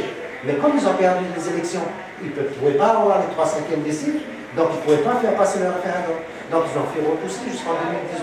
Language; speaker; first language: French; native; French